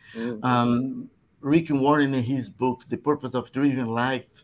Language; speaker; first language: English; non-native, fluent; Portuguese